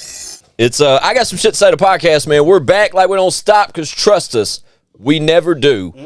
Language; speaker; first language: English; native; English